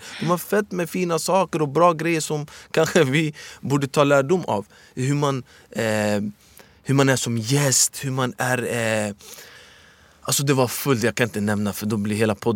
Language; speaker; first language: Swedish; early bilingual, other home language; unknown